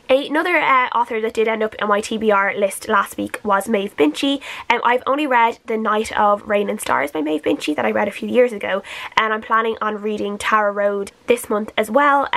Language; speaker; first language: English; native; English